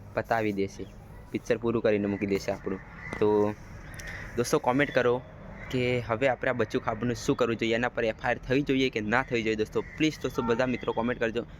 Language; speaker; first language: Gujarati; non-native, local second language; Bhili